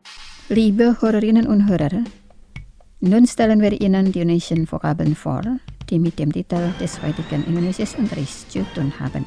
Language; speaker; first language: German; non-native, fluent; Indonesian